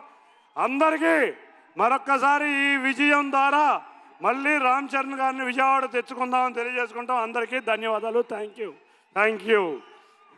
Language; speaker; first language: Telugu; native; Telugu